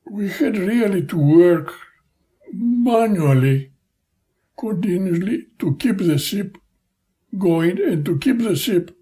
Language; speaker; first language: English; non-native, fluent; Greek